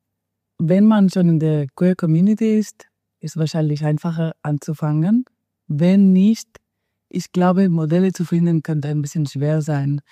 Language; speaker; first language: German; non-native, fluent; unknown